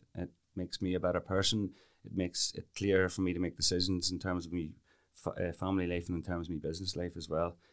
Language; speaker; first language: English; native; English